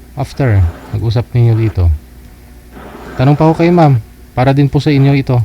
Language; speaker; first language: Filipino; native; Filipino